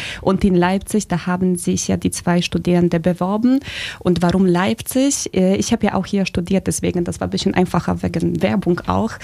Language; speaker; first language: German; non-native, fluent; Polish